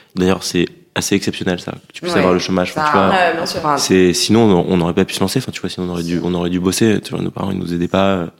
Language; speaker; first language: French; native; French